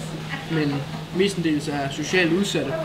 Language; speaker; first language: Danish; native; Danish